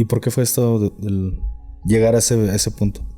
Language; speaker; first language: Spanish; native; Spanish